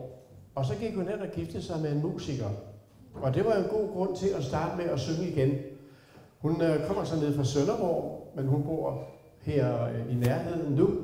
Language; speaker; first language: Danish; native; Danish